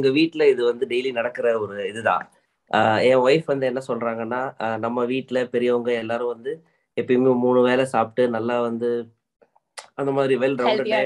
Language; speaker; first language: Tamil; native; Tamil